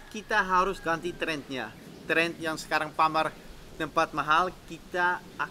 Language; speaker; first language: Indonesian; non-native, fluent; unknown